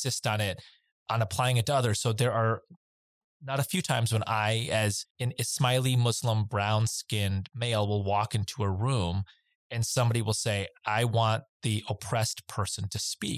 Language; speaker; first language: English; native; English